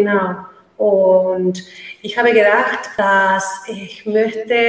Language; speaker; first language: German; non-native, learner; Spanish